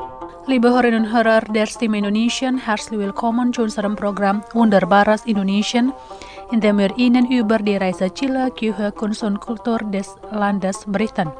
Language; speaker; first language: German; non-native, fluent; Indonesian